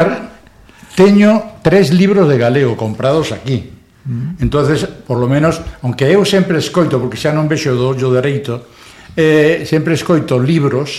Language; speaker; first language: Galician; non-native, local second language; Spanish